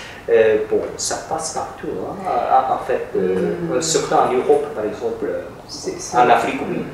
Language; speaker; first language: French; non-native, fluent; Japanese